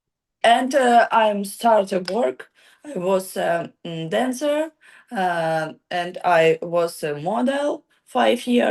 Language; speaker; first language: English; non-native, learner; Ukrainian